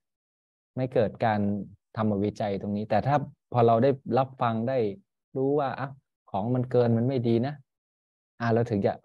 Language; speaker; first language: Thai; native; Thai